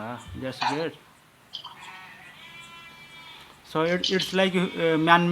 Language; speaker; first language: English; non-native, learner; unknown